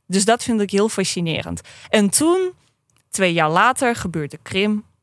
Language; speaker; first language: Dutch; non-native, fluent; Russian